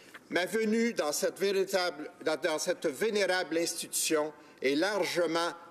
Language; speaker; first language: French; native; French